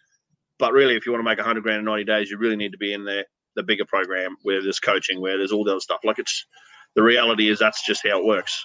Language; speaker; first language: English; native; English